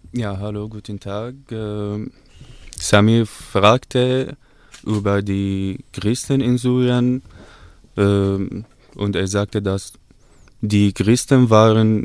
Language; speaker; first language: German; non-native, learner; Arabic